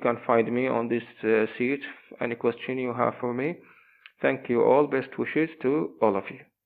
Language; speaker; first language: English; non-native, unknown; Arabic